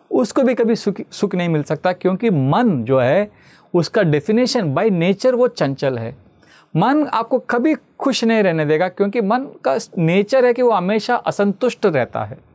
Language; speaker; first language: Hindi; non-native, local second language; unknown